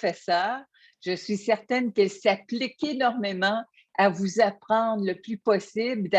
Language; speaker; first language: French; native; French